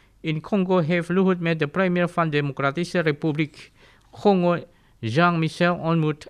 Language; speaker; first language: Dutch; non-native, fluent; Indonesian